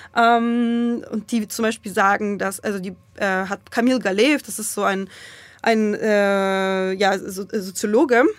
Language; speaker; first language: German; early bilingual, other home language; Russian